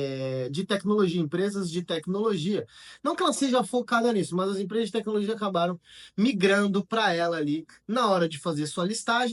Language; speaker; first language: Portuguese; native; Portuguese